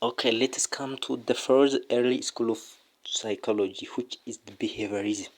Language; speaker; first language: English; non-native, local second language; Amharic